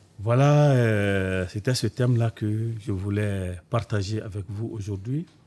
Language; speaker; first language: French; non-native, local second language; Bambara